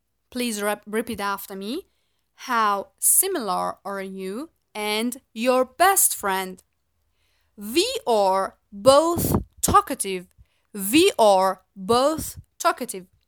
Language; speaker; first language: English; non-native, fluent; Persian